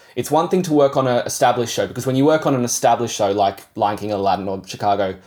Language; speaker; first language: English; native; English